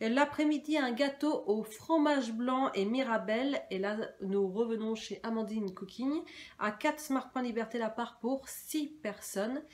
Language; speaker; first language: French; native; French